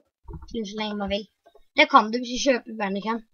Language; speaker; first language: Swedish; non-native, learner; Norwegian